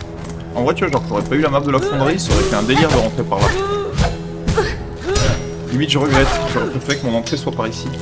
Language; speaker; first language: French; native; French